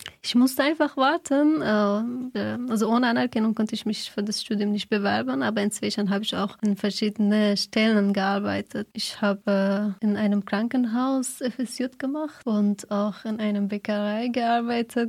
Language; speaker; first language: German; non-native, fluent; Persian